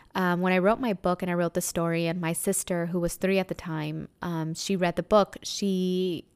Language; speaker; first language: English; early bilingual, other home language; Spanish